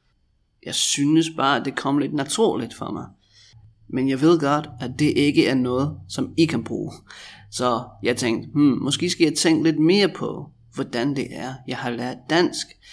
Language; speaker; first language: Danish; non-native, fluent; English